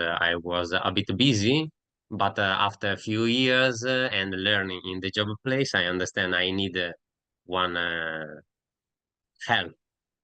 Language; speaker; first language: English; non-native, learner; Italian